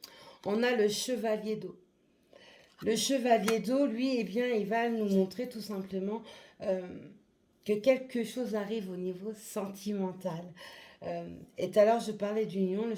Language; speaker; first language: French; native; French